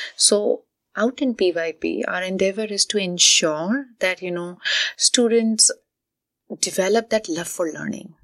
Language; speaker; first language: English; non-native, local second language; Hindi